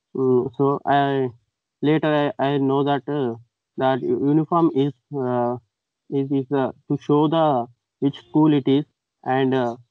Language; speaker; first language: English; non-native, local second language; Telugu